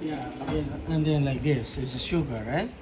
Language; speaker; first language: English; non-native, local second language; Filipino